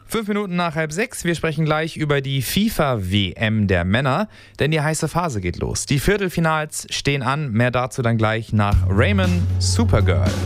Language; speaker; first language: German; native; German